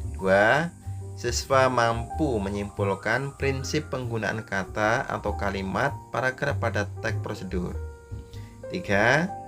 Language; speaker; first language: Indonesian; native; Indonesian